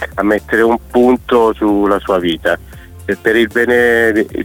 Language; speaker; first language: Italian; native; Italian